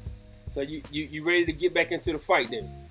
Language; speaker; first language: English; native; English